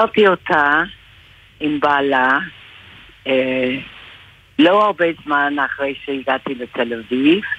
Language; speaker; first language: Hebrew; non-native, fluent; English